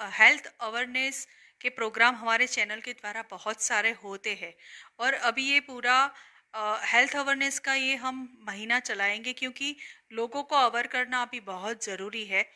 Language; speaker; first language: Hindi; non-native, local second language; Gujarati